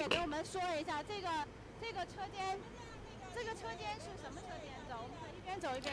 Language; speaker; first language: Chinese; native; Chinese